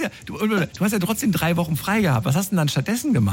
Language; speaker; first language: German; native; German